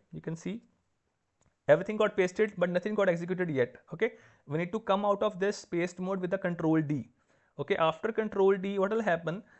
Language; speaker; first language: English; non-native, local second language; Punjabi